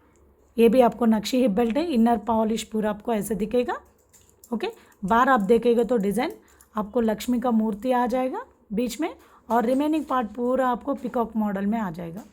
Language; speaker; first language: Hindi; non-native, local second language; Telugu